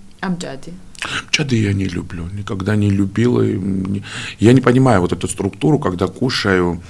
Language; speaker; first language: Russian; non-native, fluent; Georgian